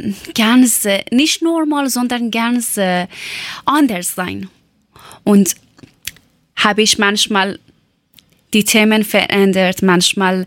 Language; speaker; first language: German; non-native, learner; Persian